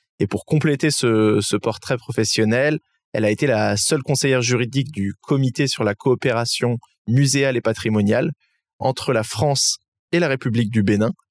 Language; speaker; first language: French; native; French